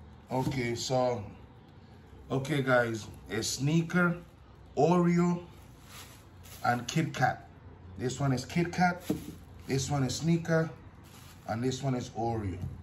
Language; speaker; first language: English; native; English